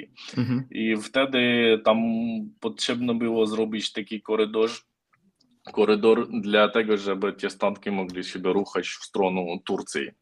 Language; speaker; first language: Polish; non-native, learner; Ukrainian